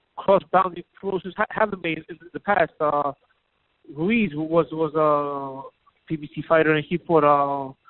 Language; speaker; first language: English; native; English